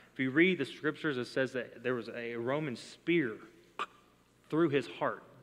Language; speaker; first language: English; native; English